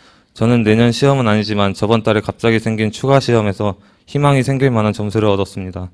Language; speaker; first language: Korean; native; Korean